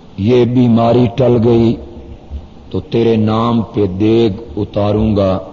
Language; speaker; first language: Urdu; non-native, local second language; Punjabi